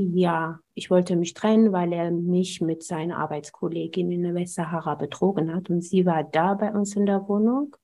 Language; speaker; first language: German; non-native, fluent; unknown